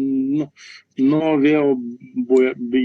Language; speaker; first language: Spanish; non-native, learner; Russian